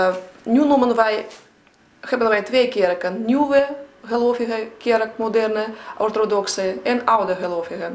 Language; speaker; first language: Dutch; non-native, fluent; Russian